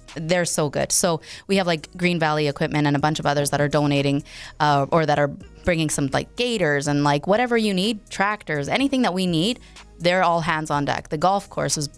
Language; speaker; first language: English; native; English